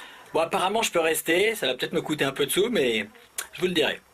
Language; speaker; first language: French; native; French